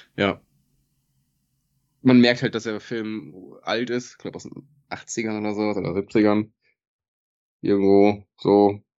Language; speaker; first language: German; native; German